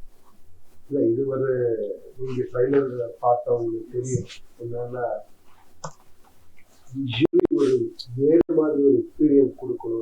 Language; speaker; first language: Tamil; non-native, learner; Kannada